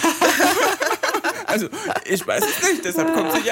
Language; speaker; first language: German; non-native, fluent; Spanish